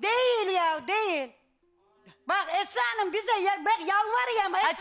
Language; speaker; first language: Turkish; native; Turkish